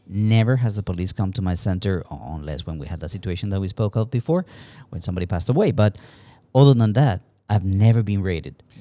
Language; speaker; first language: English; non-native, fluent; Spanish